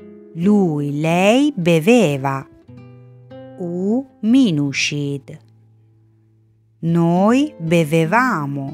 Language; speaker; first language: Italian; non-native, fluent; Persian